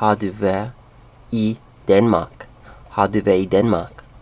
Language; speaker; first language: Danish; non-native, learner; English